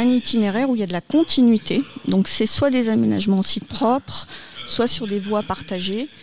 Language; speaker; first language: French; native; French